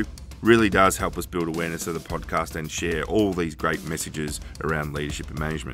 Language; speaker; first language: English; native; English